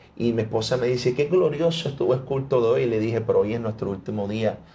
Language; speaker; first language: Spanish; early bilingual, heritage; Spanish